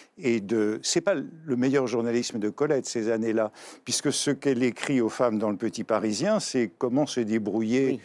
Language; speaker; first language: French; native; French